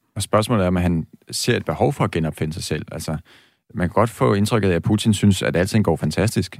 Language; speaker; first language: Danish; native; Danish